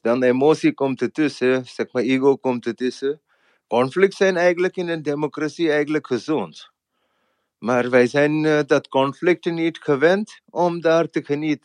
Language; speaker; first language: Dutch; non-native, fluent; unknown